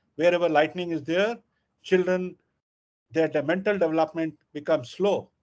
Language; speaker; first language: English; non-native, local second language; Hindi